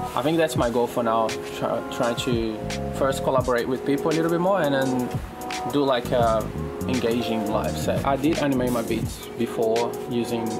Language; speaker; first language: English; non-native, fluent; Portuguese